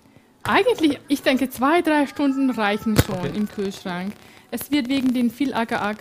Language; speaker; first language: German; non-native, fluent; Hungarian